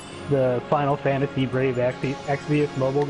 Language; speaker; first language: English; native; English